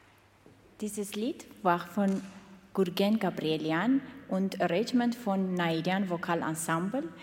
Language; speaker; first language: German; non-native, learner; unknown